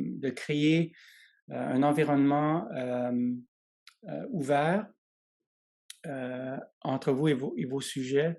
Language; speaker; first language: French; non-native, fluent; English